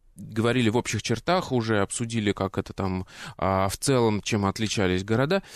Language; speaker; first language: Russian; native; Russian